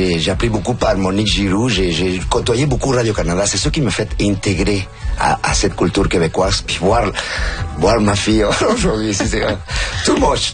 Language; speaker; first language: French; non-native, fluent; Spanish